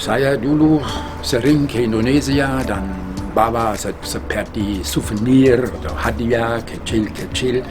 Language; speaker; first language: Indonesian; non-native, fluent; German